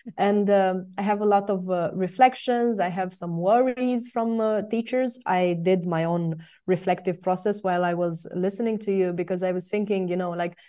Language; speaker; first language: English; non-native, fluent; Romanian